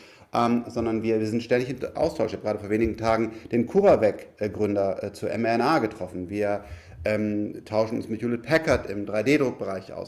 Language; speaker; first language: German; native; German